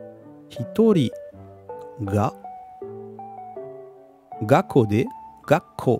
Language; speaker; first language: Japanese; non-native, learner; French